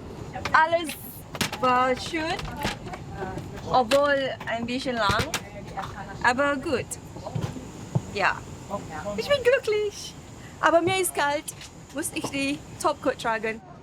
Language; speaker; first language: German; non-native, fluent; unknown